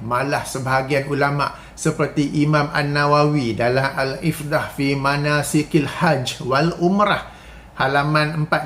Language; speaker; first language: Malay; native; Malay